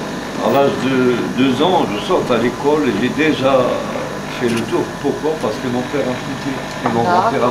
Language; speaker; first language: French; non-native, local second language; Arabic